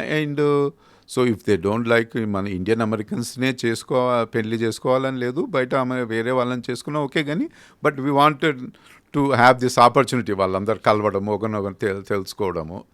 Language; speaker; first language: Telugu; native; Telugu